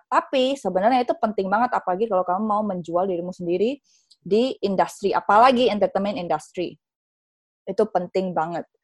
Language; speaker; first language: Indonesian; native; Indonesian